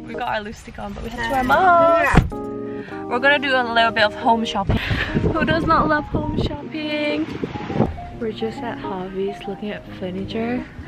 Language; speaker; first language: English; early bilingual, other home language; Thai